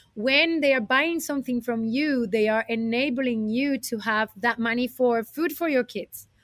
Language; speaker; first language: English; non-native, fluent; Spanish